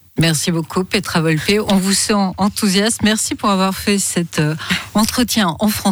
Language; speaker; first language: French; native; French